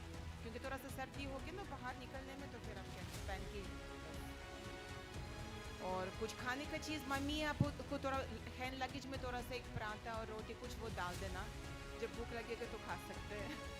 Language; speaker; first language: Hindi; non-native, fluent; Russian